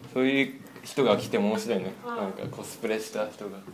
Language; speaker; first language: Japanese; native; Japanese